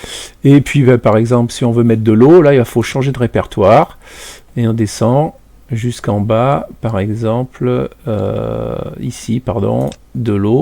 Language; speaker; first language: French; native; French